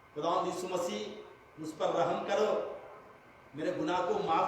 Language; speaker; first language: Hindi; non-native, local second language; Telugu